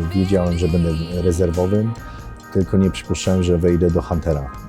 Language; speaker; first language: Polish; native; Polish